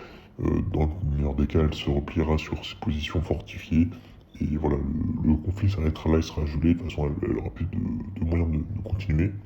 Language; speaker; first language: French; native; French